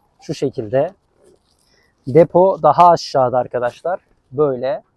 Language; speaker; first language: Turkish; native; Turkish